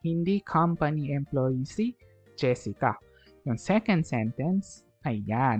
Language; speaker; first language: English; non-native, local second language; Filipino